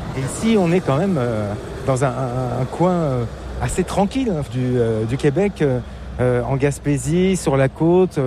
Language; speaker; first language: French; native; French